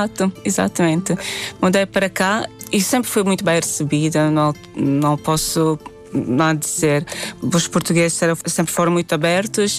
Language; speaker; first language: Portuguese; non-native, fluent; Latvian